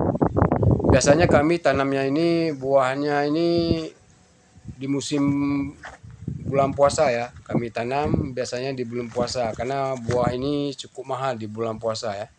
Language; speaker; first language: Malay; non-native, local second language; Achinese